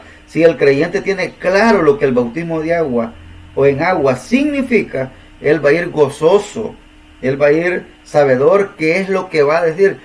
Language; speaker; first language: Spanish; native; Spanish